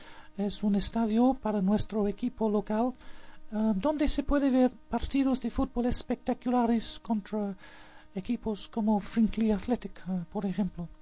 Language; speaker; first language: Spanish; non-native, learner; English